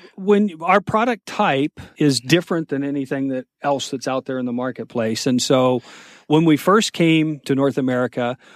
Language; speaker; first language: English; native; English